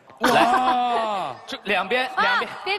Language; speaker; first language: Chinese; native; Chinese